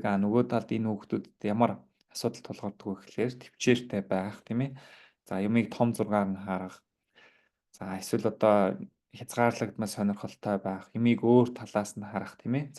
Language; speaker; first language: Mongolian; native; Mongolian